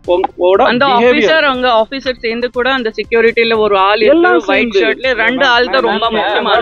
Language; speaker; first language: Tamil; non-native, fluent; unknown